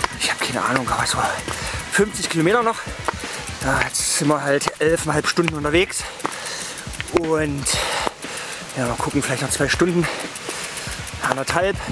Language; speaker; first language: German; native; German